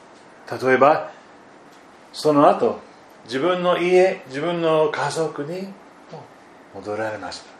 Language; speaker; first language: Japanese; non-native, fluent; German